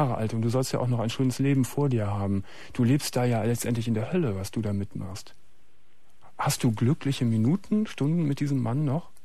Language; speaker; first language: German; native; German